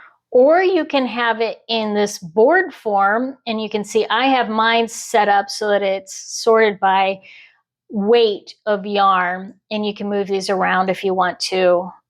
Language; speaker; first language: English; native; English